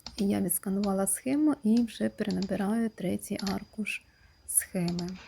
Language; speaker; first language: Ukrainian; non-native, local second language; Russian